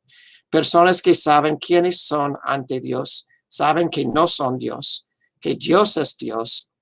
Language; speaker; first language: Spanish; non-native, fluent; English